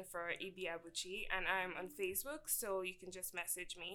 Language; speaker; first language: English; non-native, local second language; Igbo